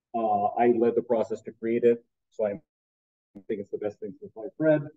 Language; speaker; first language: English; native; English